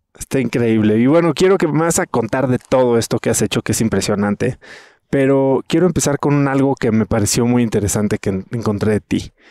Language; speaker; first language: Spanish; native; Spanish